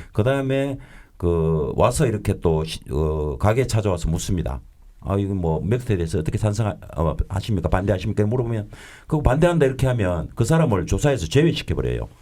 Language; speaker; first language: Korean; native; Korean